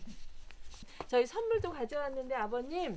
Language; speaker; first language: Korean; native; Korean